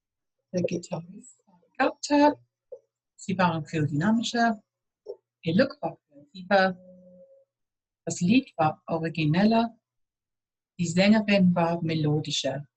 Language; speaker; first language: German; non-native, fluent; English